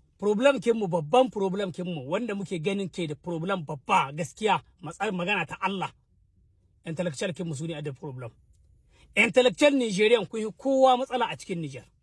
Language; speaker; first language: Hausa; native; Hausa